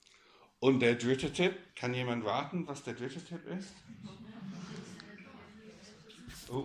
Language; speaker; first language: German; non-native, fluent; English